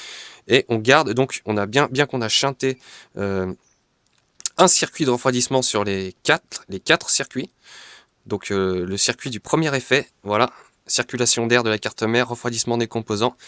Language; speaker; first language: French; native; French